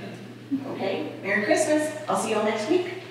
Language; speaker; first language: English; native; English